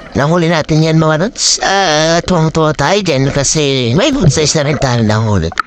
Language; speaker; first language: Filipino; non-native, local second language; Waray